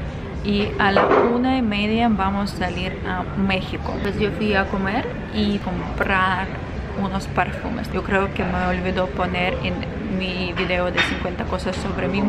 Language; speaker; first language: Spanish; non-native, fluent; Ukrainian